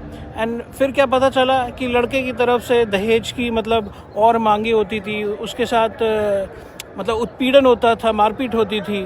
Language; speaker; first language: Hindi; non-native, local second language; Malayalam